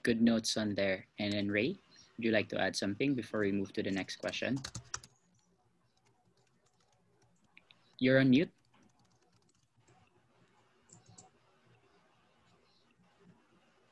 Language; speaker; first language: English; non-native, local second language; Cebuano